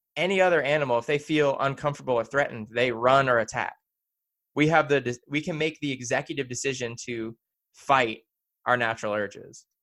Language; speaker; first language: English; native; English